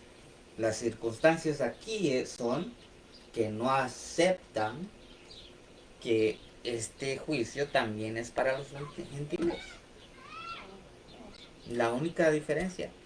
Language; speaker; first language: Spanish; early bilingual, heritage; Spanish